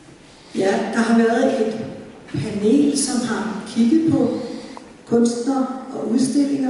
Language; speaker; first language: Danish; native; Danish